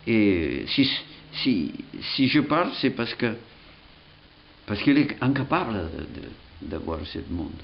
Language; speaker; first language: French; non-native, fluent; Catalan